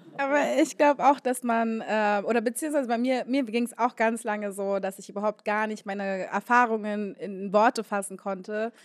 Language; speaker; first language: German; native; German